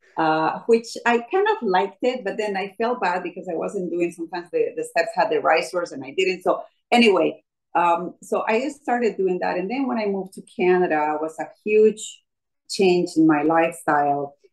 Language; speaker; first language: English; non-native, fluent; Spanish